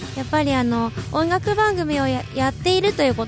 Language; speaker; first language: Japanese; native; Japanese